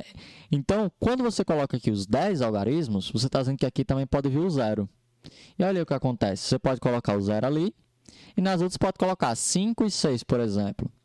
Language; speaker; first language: Portuguese; native; Portuguese